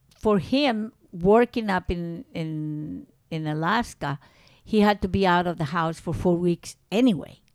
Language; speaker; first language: English; non-native, fluent; Spanish